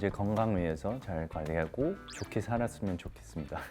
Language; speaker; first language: Korean; early bilingual, heritage; English